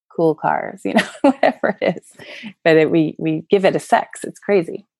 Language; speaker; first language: English; native; English